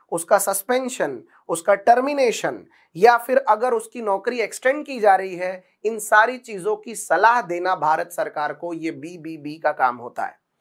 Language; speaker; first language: Hindi; non-native, local second language; Marathi